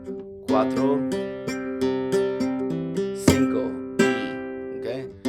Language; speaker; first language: Spanish; non-native, learner; English